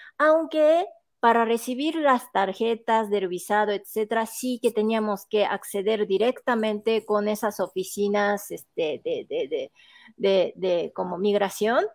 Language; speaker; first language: Spanish; non-native, fluent; Japanese